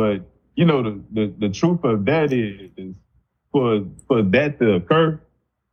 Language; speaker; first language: English; native; English